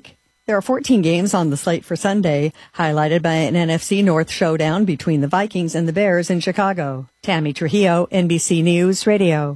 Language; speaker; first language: English; native; English